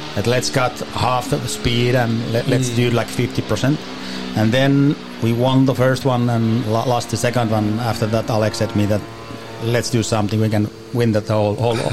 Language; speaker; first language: English; non-native, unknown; Finnish